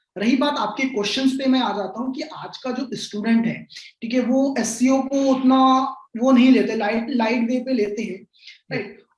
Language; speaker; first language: Hindi; non-native, local second language; Bangla